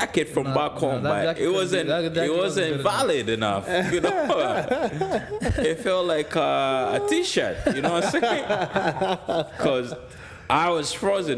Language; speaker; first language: English; non-native, local second language; Ganda